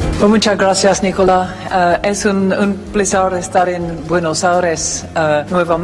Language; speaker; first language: Spanish; non-native, learner; French